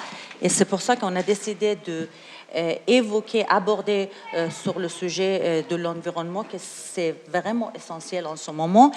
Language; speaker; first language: French; non-native, learner; Persian